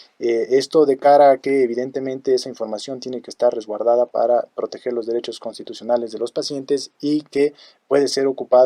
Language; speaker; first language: Spanish; native; Spanish